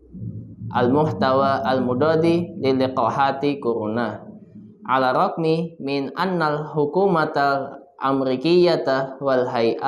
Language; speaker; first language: Arabic; non-native, learner; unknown